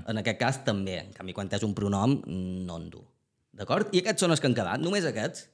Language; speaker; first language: Catalan; native; Catalan